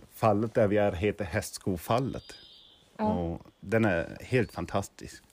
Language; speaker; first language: Swedish; non-native, fluent; German